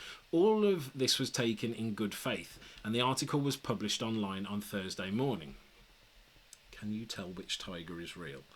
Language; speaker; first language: English; native; English